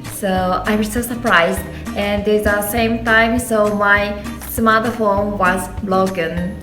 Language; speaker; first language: English; non-native, learner; Japanese